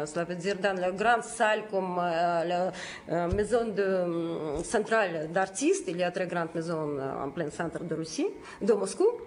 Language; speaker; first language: French; non-native, fluent; Russian